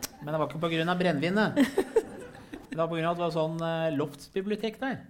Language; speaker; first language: Norwegian; early bilingual, other home language; Persian